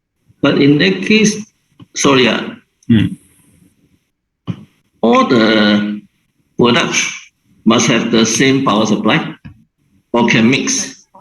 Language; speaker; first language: English; non-native, local second language; Chinese